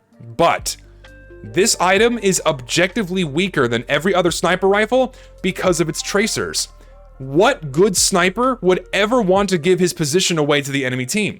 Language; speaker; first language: English; native; English